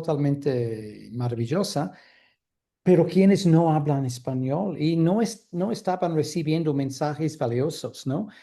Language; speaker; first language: Spanish; non-native, fluent; English